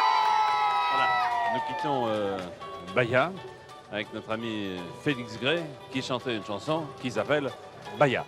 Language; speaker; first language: French; native; French